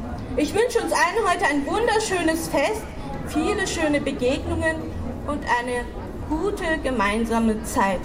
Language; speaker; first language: German; early bilingual, other home language; Turkish